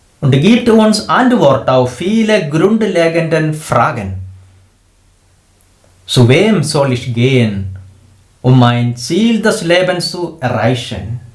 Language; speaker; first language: German; non-native, fluent; Malayalam